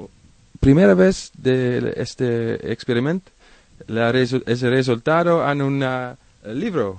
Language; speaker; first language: Spanish; non-native, learner; Dutch